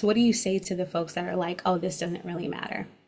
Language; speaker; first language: English; native; English